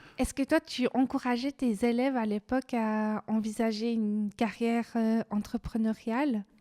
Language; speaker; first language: French; native; French